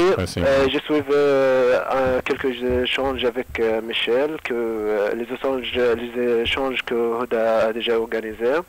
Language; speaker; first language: French; non-native, fluent; Arabic